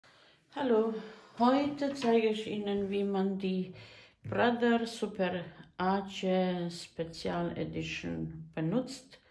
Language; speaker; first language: German; non-native, fluent; Bosnian